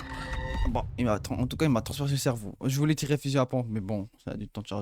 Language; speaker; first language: French; native; French